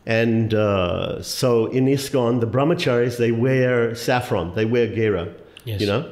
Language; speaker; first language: English; native; English